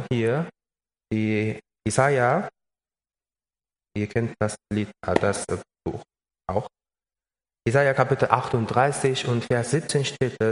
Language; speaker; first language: German; non-native, learner; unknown